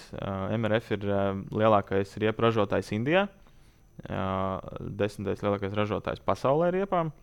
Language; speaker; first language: Latvian; native; Latvian